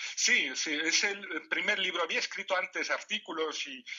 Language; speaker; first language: Spanish; non-native, fluent; Riffian